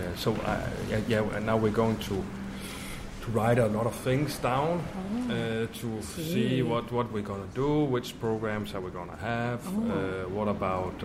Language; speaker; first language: English; non-native, learner; Danish